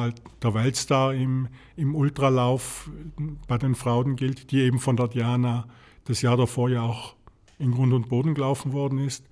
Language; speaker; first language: German; native; German